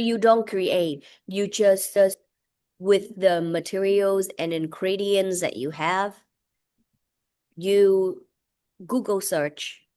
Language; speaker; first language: English; non-native, fluent; Vietnamese